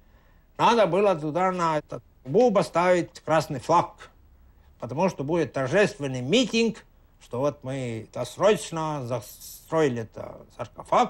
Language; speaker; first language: Russian; native; Russian